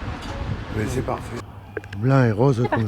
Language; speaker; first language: French; native; French